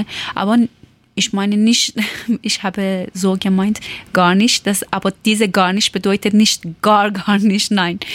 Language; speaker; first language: German; non-native, learner; Persian